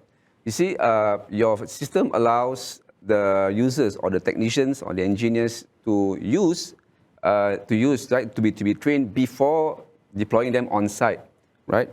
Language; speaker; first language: English; non-native, local second language; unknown